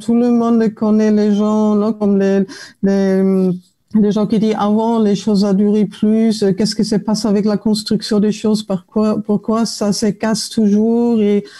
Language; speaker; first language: French; non-native, fluent; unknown